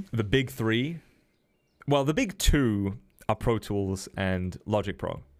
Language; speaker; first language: English; native; English